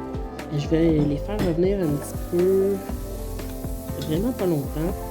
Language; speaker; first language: French; native; French